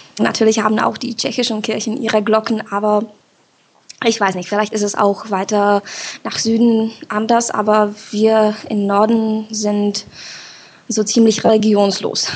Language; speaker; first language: German; non-native, fluent; Czech